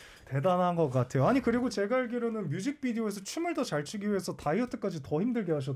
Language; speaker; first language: Korean; native; Korean